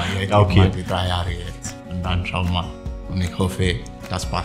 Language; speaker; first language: German; non-native, learner; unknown